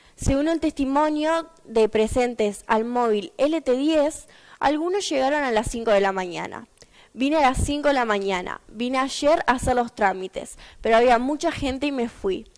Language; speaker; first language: Spanish; native; Spanish